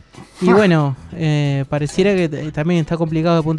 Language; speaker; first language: Spanish; native; Spanish